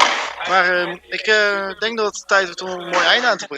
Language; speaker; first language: Dutch; native; Dutch